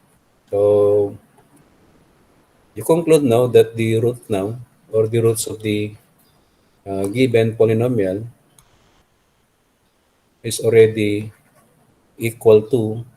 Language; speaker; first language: English; non-native, local second language; Filipino